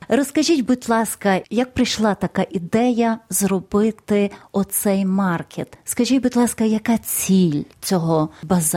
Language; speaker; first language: Ukrainian; native; Ukrainian